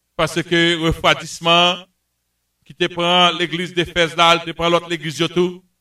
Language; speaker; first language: French; native; French